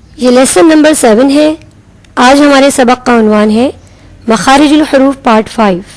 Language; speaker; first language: Urdu; native; Urdu